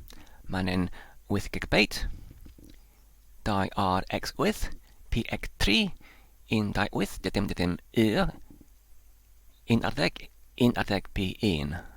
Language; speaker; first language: Welsh; non-native, learner; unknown